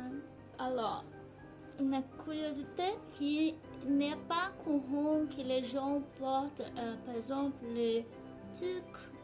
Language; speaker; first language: French; non-native, learner; Portuguese